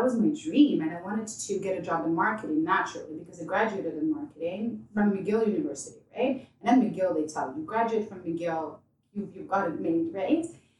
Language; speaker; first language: English; non-native, fluent; Ukrainian